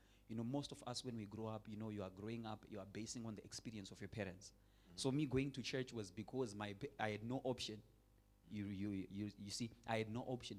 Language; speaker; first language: English; non-native, local second language; Shona